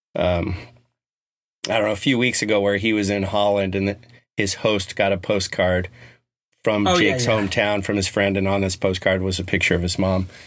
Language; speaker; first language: English; native; English